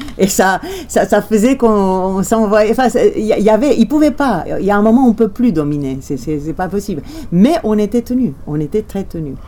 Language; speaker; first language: French; non-native, fluent; Romanian